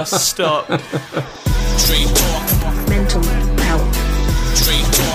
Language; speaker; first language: English; native; English